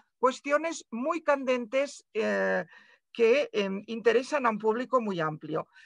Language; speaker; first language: Spanish; non-native, local second language; Catalan